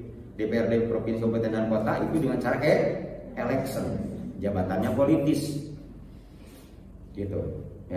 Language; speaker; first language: Indonesian; native; Indonesian